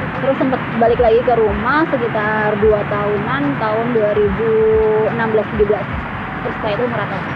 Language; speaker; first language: Indonesian; native; Indonesian